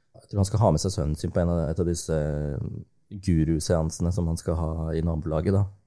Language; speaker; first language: Norwegian; early bilingual, other home language; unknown